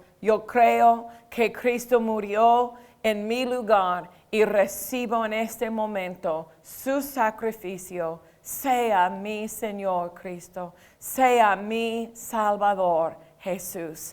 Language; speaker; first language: Spanish; non-native, fluent; English